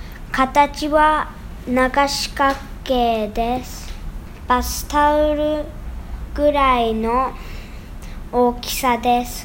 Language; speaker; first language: Japanese; early bilingual, heritage; Japanese